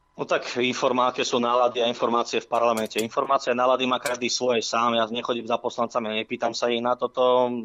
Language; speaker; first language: Slovak; native; Slovak